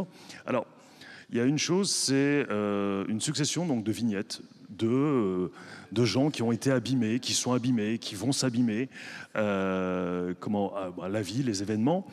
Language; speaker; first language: French; native; French